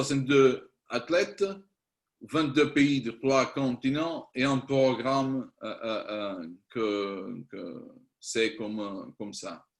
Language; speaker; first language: French; non-native, learner; Spanish